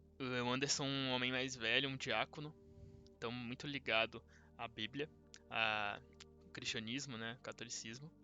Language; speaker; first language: Portuguese; native; Portuguese